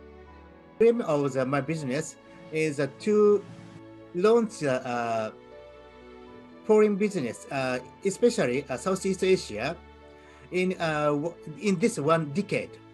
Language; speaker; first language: English; non-native, learner; Japanese